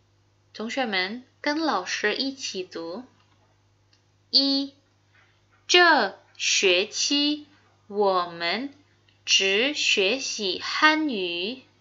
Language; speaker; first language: Chinese; non-native, fluent; Indonesian